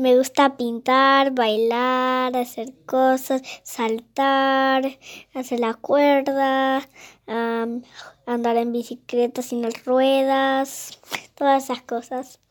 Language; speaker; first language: Spanish; early bilingual, heritage; Spanish